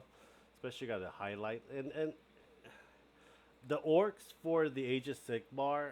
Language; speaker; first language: English; native; English